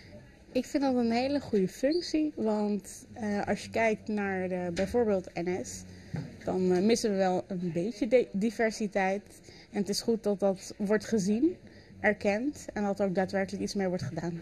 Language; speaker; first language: Dutch; native; Dutch